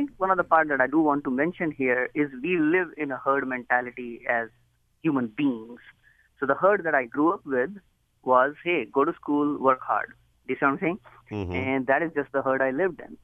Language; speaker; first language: English; non-native, local second language; Hindi